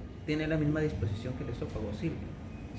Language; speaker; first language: Spanish; native; Spanish